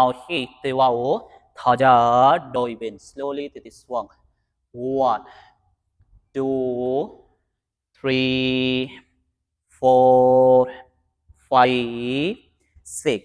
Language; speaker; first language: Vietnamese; non-native, learner; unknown